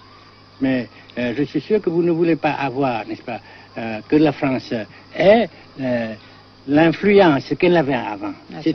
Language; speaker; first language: French; non-native, fluent; Vietnamese